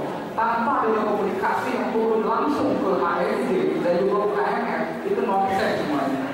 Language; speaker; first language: Indonesian; native; Indonesian